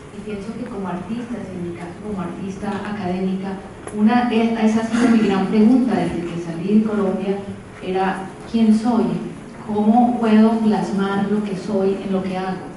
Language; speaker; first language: Spanish; native; Spanish